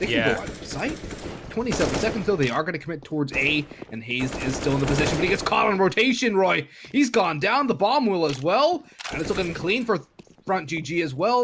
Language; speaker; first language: English; native; English